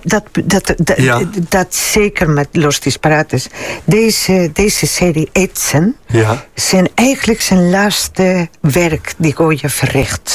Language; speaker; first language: Dutch; non-native, fluent; Spanish